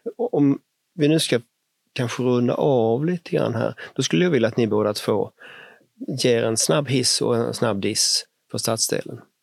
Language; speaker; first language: Swedish; native; Swedish